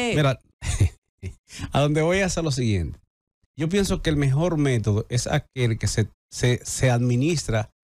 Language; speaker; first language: Spanish; native; Spanish